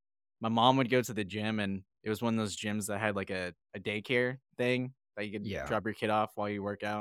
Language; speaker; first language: English; native; English